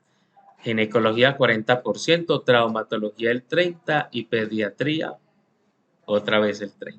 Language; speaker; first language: Spanish; native; Spanish